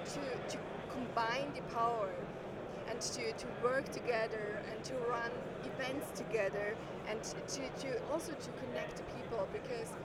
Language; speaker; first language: English; non-native, fluent; German